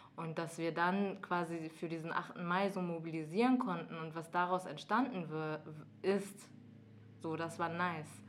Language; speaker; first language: German; early bilingual, other home language; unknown